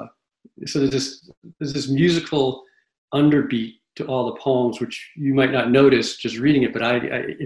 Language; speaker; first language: English; native; English